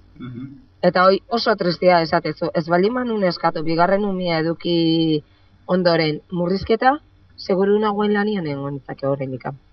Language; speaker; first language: Basque; non-native, local second language; Spanish